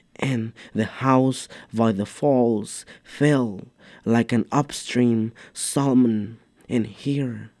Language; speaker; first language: English; non-native, fluent; Mixtepec Mixtec